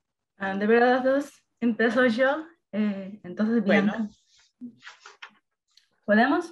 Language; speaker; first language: Spanish; non-native, learner; Portuguese